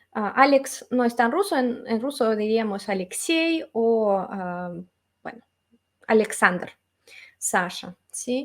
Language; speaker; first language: Spanish; non-native, fluent; Russian